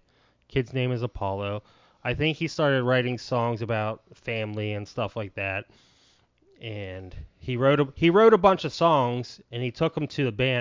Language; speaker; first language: English; native; English